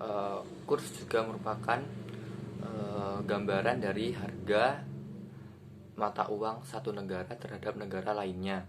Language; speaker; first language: Indonesian; native; Indonesian